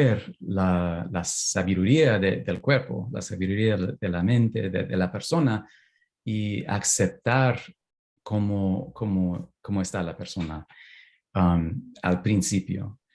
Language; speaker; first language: Spanish; non-native, fluent; English